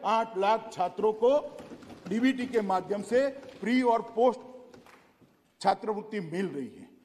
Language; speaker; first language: Hindi; non-native, local second language; Gujarati